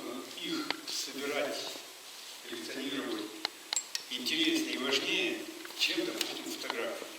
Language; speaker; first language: Russian; native; Russian